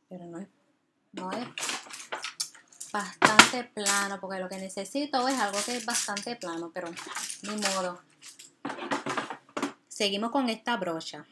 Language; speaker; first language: Spanish; early bilingual, heritage; Spanish